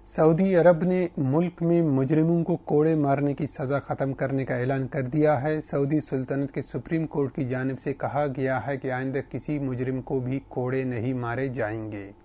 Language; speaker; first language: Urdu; non-native, local second language; Baluchi